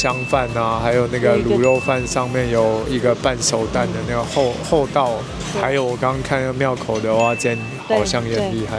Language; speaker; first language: Chinese; native; Chinese